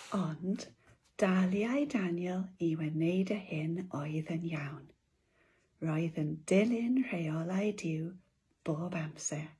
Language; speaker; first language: Welsh; non-native, local second language; English